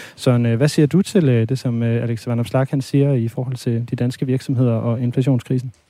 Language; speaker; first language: Danish; native; Danish